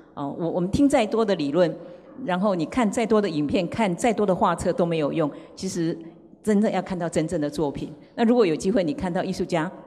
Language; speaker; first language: Chinese; native; Chinese